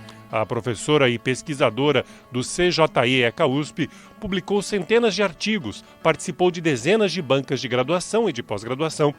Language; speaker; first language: Portuguese; native; Portuguese